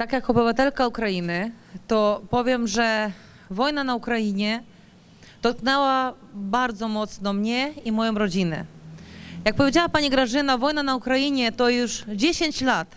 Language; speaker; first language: Polish; non-native, fluent; Ukrainian